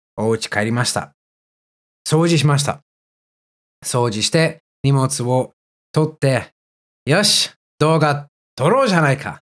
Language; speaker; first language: Japanese; non-native, fluent; Dutch